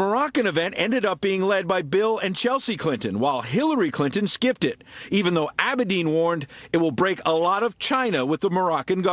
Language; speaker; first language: English; native; English